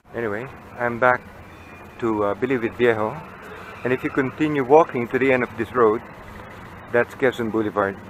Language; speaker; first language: English; non-native, local second language; Filipino